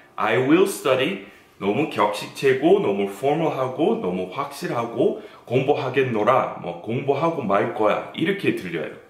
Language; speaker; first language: Korean; non-native, fluent; English